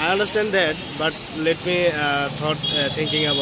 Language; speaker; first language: English; non-native, learner; Bangla